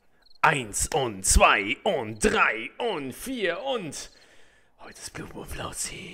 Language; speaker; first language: German; native; German